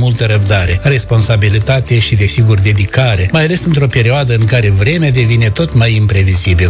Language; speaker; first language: Romanian; native; Romanian